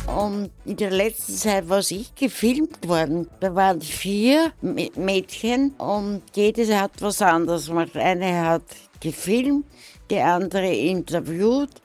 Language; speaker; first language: German; native; German